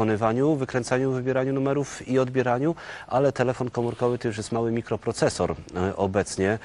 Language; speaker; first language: Polish; native; Polish